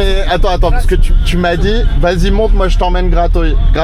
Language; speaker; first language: French; native; French